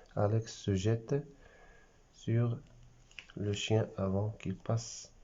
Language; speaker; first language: French; non-native, local second language; Arabic